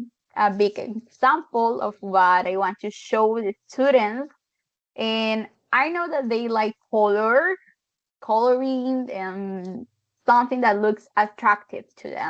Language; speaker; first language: English; non-native, fluent; Spanish